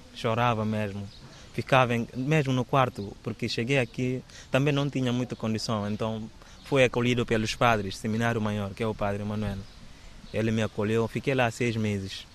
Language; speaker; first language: Portuguese; non-native, local second language; Upper Guinea Crioulo